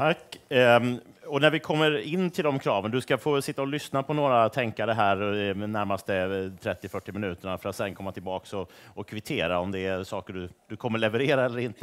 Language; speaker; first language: Swedish; native; Swedish